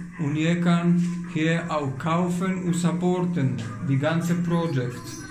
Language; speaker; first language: German; non-native, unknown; Polish